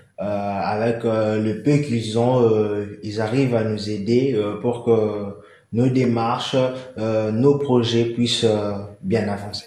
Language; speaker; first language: French; non-native, local second language; Lingala